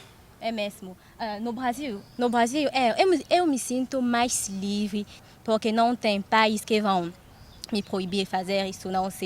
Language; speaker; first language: Portuguese; non-native, fluent; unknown